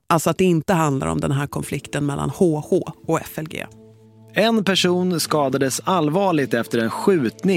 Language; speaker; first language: Swedish; native; Swedish